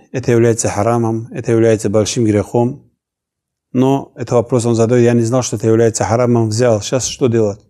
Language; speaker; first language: Russian; non-native, local second language; Avaric